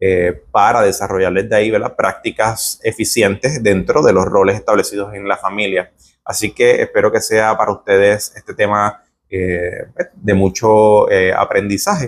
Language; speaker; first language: Spanish; native; Spanish